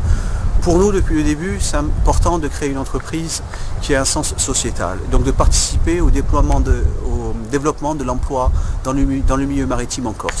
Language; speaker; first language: French; native; French